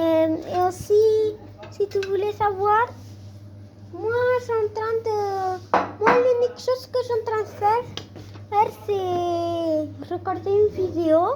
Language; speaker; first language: French; non-native, learner; Spanish